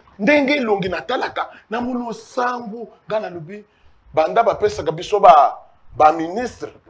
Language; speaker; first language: Lingala; non-native, local second language; Luba-Lulua